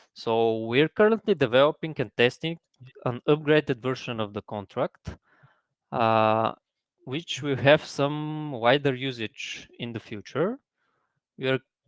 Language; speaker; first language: English; non-native, fluent; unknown